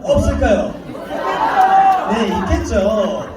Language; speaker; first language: Korean; native; Korean